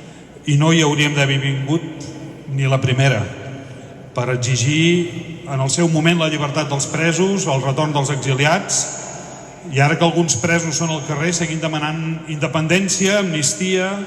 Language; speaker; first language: Catalan; native; Catalan